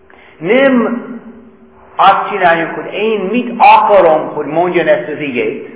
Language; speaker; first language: Hungarian; non-native, fluent; English